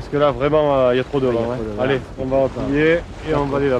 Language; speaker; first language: French; native; French